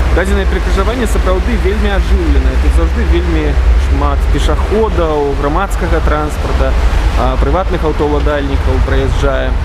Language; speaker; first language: Belarusian; non-native, local second language; Russian